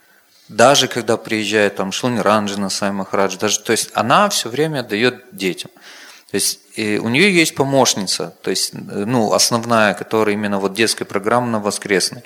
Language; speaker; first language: Russian; native; Russian